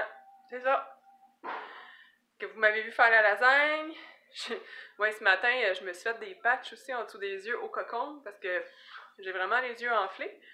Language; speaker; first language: French; native; French